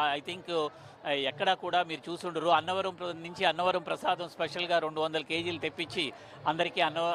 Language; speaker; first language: Telugu; native; Telugu